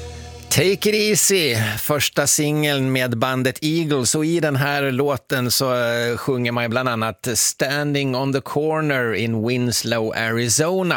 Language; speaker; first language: Swedish; native; Swedish